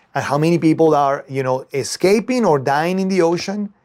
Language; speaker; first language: English; non-native, fluent; Spanish